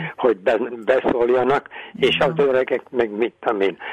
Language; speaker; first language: Hungarian; native; Hungarian